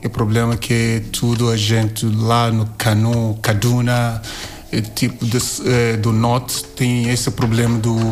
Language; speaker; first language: Portuguese; non-native, learner; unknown